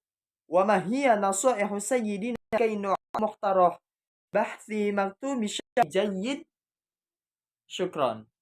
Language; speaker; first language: Arabic; non-native, learner; Indonesian